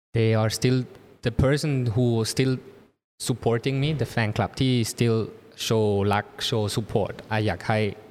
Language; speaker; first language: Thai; early bilingual, heritage; Thai